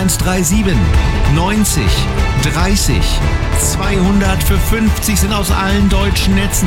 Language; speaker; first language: German; native; German